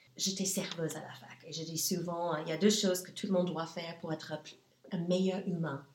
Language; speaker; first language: French; non-native, fluent; English